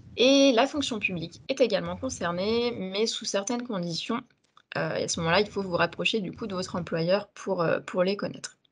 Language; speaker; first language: French; native; French